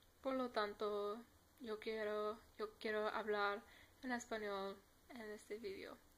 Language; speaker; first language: Spanish; non-native, learner; English